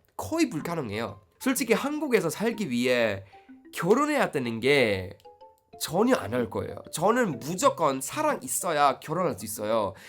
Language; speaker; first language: Korean; non-native, fluent; Swedish